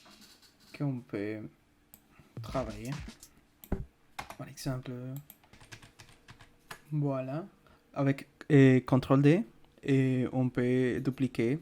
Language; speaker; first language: French; non-native, fluent; Spanish